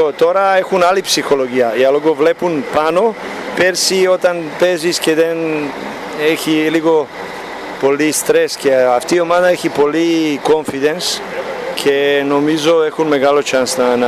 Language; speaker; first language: Greek; non-native, fluent; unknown